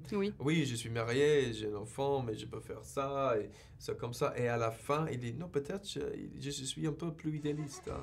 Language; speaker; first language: French; non-native, fluent; English